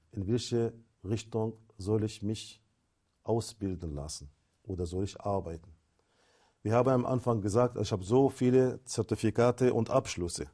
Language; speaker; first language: German; non-native, fluent; Arabic